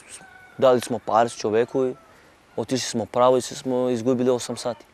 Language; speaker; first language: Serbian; non-native, local second language; Romany